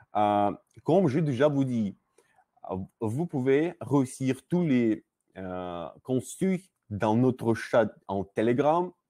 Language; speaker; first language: French; non-native, learner; Russian